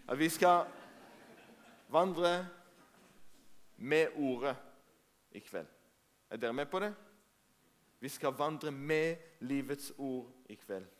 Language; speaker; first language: Norwegian; non-native, fluent; Hebrew